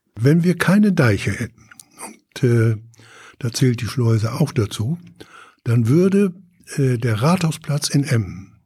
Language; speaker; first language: German; native; German